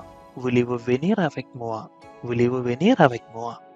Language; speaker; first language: French; non-native, fluent; Malayalam